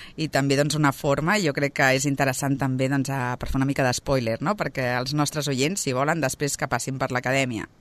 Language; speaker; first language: Catalan; native; Catalan